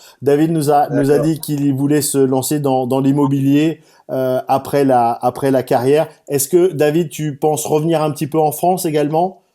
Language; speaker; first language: French; native; French